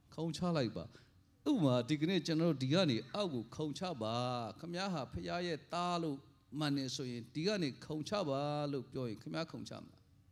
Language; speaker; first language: Burmese; non-native, local second language; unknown